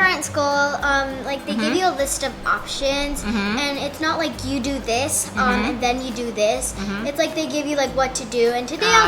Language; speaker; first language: English; non-native, fluent; Japanese